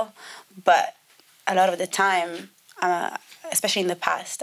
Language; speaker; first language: English; non-native, fluent; Italian